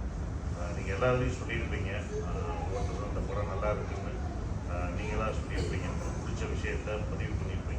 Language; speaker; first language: Tamil; native; Tamil